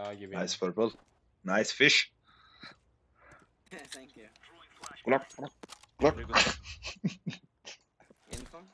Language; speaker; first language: English; non-native, learner; Turkish